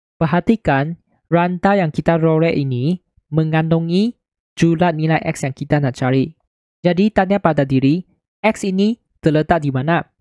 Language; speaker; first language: Malay; non-native, local second language; Chinese